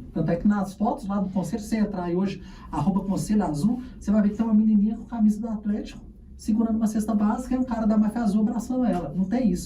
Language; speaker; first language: Portuguese; native; Portuguese